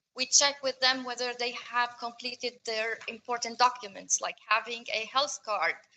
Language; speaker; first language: English; non-native, fluent; Arabic